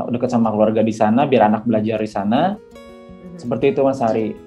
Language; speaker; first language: Indonesian; native; Indonesian